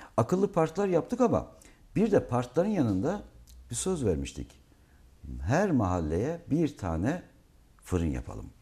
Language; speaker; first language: Turkish; native; Turkish